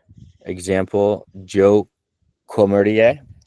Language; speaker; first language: Spanish; non-native, learner; English